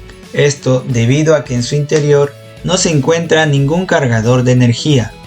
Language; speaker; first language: Spanish; native; Spanish